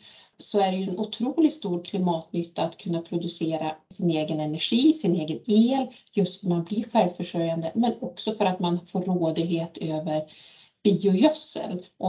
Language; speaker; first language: Swedish; native; Swedish